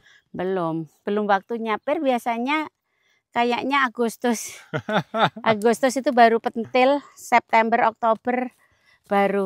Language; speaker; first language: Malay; non-native, local second language; Javanese